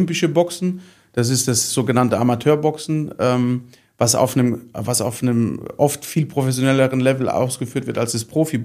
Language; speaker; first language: German; native; German